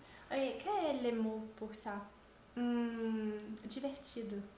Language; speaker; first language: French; non-native, learner; Portuguese